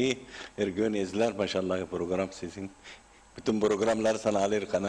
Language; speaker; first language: Turkish; non-native, learner; Arabic